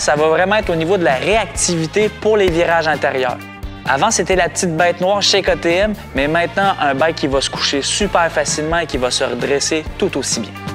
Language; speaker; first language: French; native; French